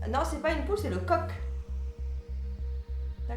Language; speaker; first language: French; native; French